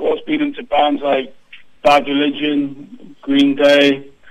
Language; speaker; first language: English; native; English